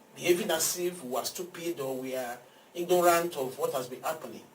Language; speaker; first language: English; non-native, local second language; Yoruba